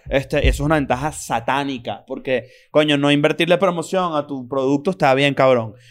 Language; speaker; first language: Spanish; native; Spanish